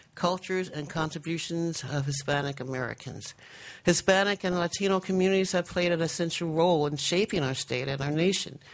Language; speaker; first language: English; native; English